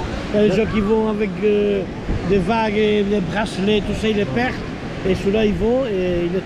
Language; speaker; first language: French; non-native, fluent; Spanish